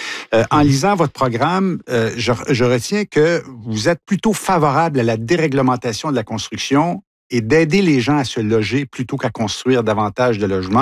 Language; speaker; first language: French; native; French